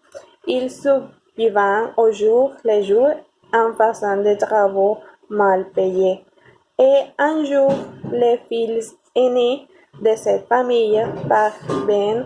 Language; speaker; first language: French; non-native, learner; Spanish